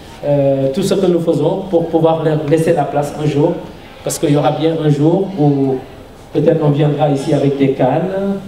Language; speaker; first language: French; non-native, local second language; Wolof